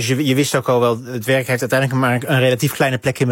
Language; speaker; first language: Dutch; native; Dutch